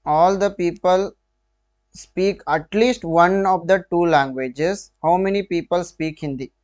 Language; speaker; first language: English; non-native, local second language; Kannada